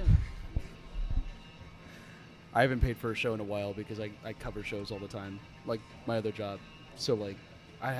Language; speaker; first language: English; native; English